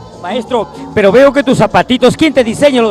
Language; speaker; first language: Spanish; native; Spanish